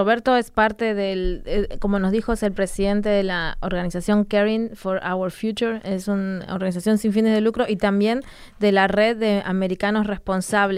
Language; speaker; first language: Spanish; native; Spanish